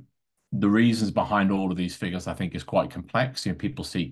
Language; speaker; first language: English; native; English